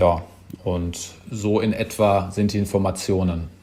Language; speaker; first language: German; native; German